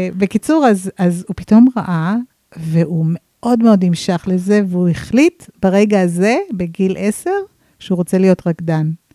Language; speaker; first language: Hebrew; non-native, fluent; English